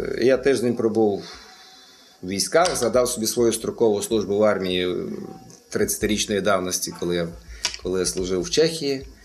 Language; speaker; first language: Ukrainian; native; Ukrainian